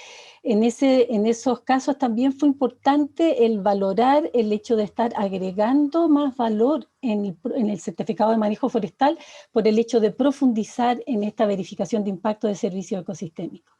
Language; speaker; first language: Spanish; native; Spanish